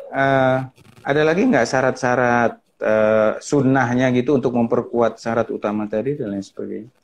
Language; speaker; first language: Indonesian; native; Indonesian